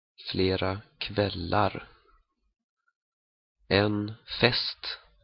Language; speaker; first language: Swedish; native; Swedish